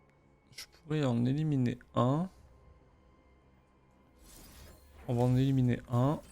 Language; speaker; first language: French; native; French